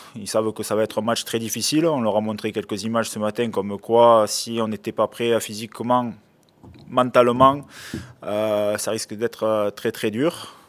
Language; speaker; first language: French; native; French